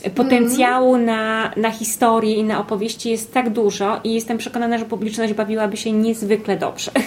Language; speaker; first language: Polish; native; Polish